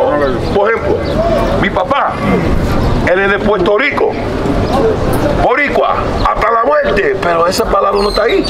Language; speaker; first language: Spanish; early bilingual, heritage; Spanish